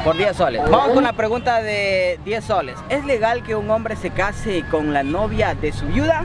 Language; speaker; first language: Spanish; native; Spanish